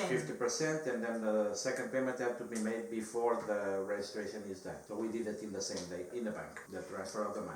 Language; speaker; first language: English; non-native, fluent; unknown